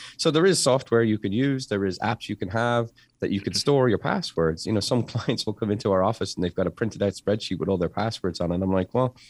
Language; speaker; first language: English; native; English